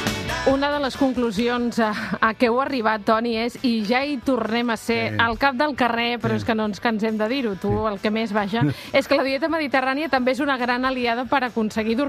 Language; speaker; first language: Catalan; native; Catalan